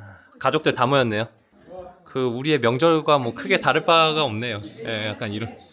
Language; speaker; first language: Korean; native; Korean